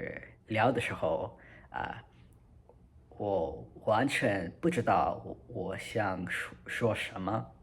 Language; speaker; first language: Chinese; non-native, learner; English